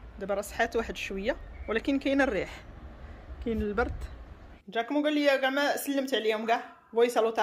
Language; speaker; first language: Arabic; native; Arabic